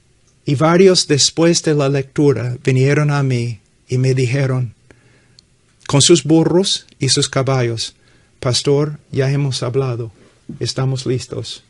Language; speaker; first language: Spanish; non-native, fluent; English